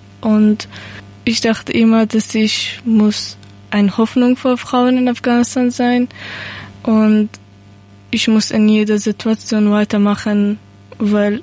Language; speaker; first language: German; non-native, learner; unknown